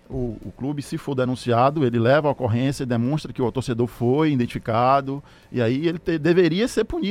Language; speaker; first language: Portuguese; native; Portuguese